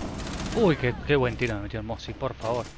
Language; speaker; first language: Spanish; native; Spanish